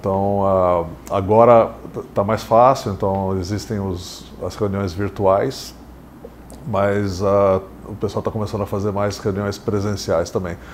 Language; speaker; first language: Portuguese; early bilingual, other home language; English